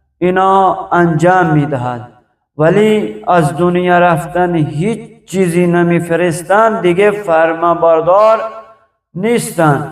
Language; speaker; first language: Persian; non-native, fluent; Urdu